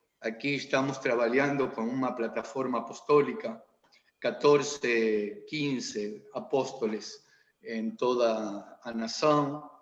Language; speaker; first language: Portuguese; non-native, learner; Spanish